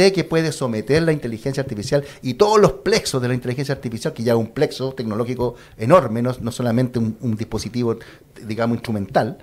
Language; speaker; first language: Spanish; native; Spanish